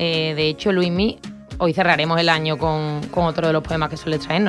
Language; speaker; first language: Spanish; native; Spanish